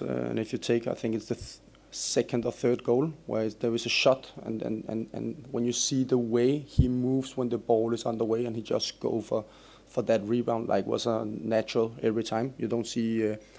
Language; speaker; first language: English; non-native, fluent; Danish